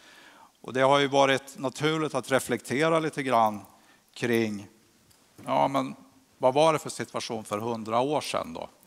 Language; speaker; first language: Swedish; native; Swedish